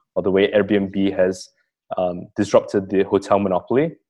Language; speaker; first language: English; native; English